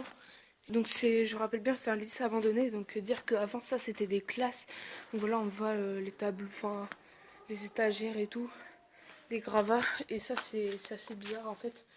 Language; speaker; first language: French; native; French